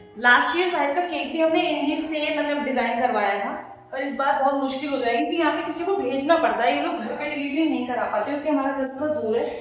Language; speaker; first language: Hindi; native; Hindi